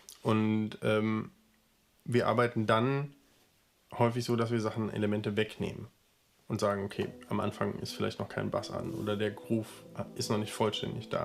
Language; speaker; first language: German; native; German